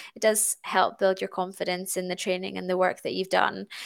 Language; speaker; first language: English; native; English